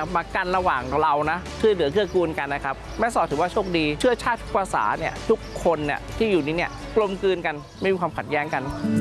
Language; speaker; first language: Thai; early bilingual, other home language; Chinese